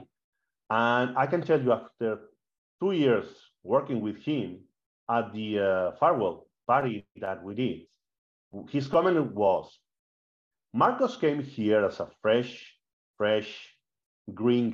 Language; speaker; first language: English; non-native, fluent; Spanish